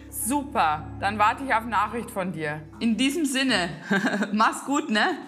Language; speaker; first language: German; native; German